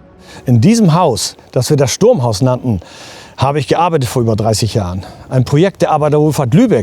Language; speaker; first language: German; native; German